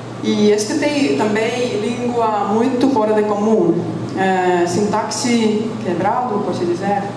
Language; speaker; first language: Portuguese; non-native, fluent; Estonian